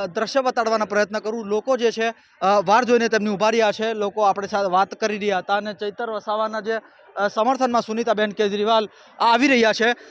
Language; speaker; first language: Gujarati; native; Gujarati